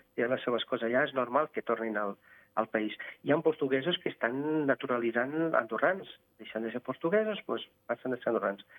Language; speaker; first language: Catalan; non-native, fluent; Portuguese